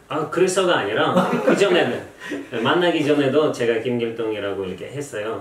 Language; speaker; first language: Korean; non-native, fluent; Russian